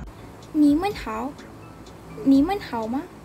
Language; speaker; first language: Chinese; non-native, learner; Malay